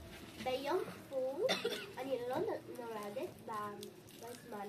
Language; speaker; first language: Hebrew; non-native, learner; Portuguese